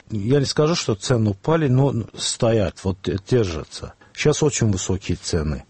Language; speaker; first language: Russian; non-native, local second language; Azerbaijani